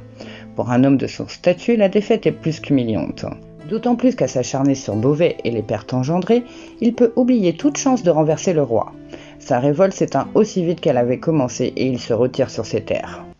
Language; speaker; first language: French; native; French